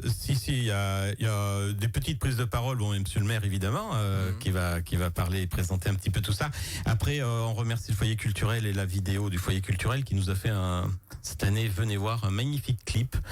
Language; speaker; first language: French; native; French